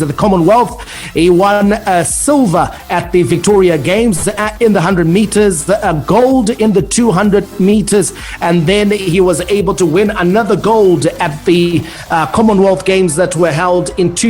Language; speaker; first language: English; native; English